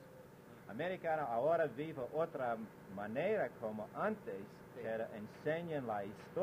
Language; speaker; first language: Spanish; non-native, learner; English